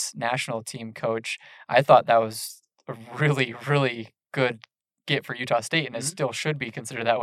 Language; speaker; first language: English; native; English